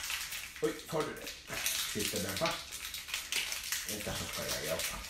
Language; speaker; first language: Swedish; non-native, fluent; Indonesian